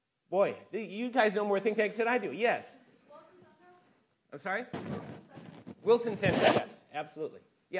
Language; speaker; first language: English; native; English